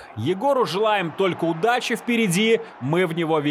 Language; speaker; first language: Russian; native; Russian